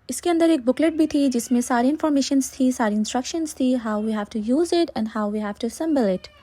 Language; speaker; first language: Urdu; native; Urdu